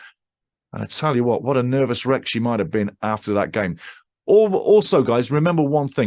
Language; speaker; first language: English; native; English